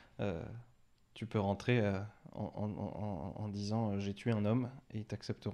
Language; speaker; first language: French; native; French